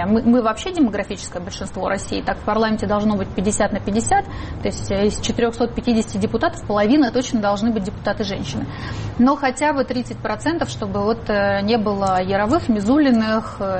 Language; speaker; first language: Russian; native; Russian